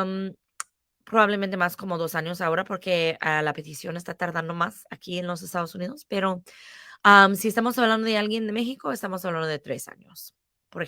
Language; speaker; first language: Spanish; non-native, fluent; English